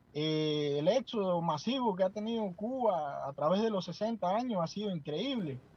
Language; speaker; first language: Spanish; native; Spanish